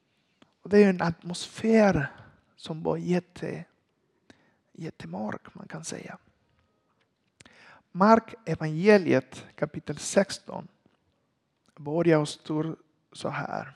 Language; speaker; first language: Swedish; non-native, learner; Spanish